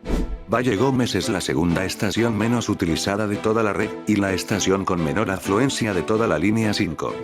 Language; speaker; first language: Spanish; native; Spanish